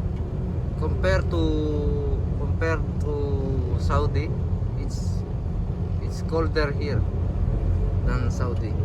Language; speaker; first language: English; non-native, learner; Filipino